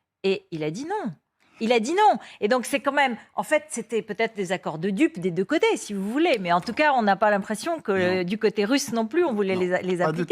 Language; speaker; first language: French; native; French